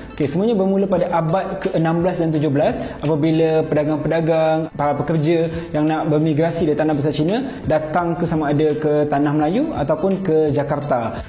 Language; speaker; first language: Malay; native; Malay